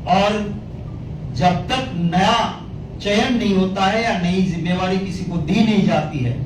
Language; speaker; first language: Hindi; non-native, local second language; Gujarati